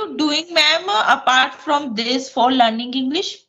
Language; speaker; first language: English; non-native, local second language; Hindi